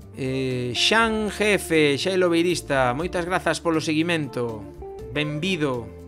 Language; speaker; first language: Galician; non-native, local second language; Spanish